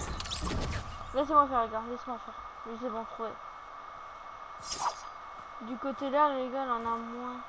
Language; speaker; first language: French; native; French